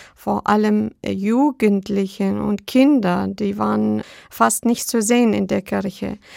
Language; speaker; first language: German; non-native, fluent; Arabic